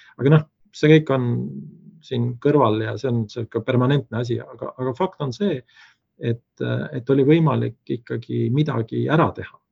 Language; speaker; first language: Estonian; native; Estonian